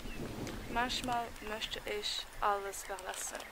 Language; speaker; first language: German; non-native, learner; Arabic